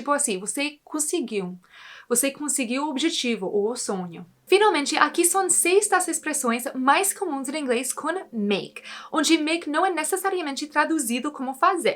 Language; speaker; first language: Portuguese; non-native, fluent; English